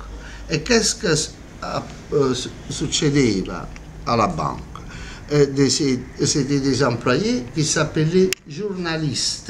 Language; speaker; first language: French; non-native, fluent; Italian